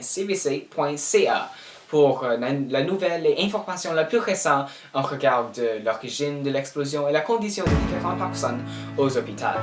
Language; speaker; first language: French; non-native, local second language; English